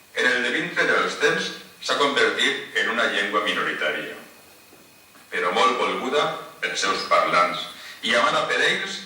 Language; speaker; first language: Catalan; non-native, local second language; Spanish